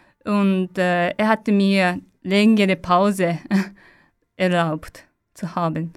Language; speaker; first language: German; non-native, learner; Japanese